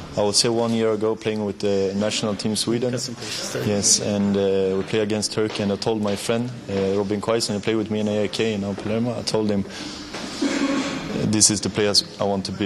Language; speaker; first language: English; non-native, fluent; Swedish